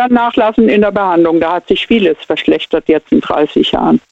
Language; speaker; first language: German; native; German